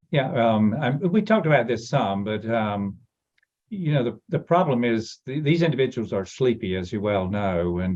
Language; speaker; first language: English; native; English